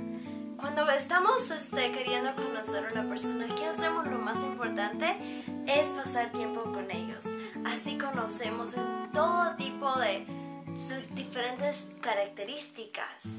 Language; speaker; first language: Spanish; early bilingual, heritage; Spanish